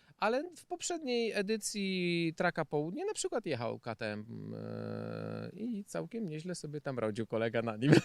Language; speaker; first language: Polish; native; Polish